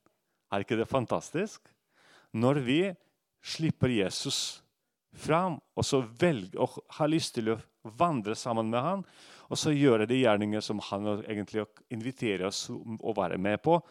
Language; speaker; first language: Norwegian; non-native, fluent; Russian